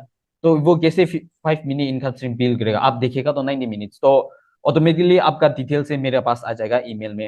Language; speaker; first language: Hindi; non-native, local second language; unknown